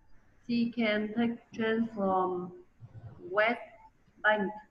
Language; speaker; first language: English; non-native, learner; Vietnamese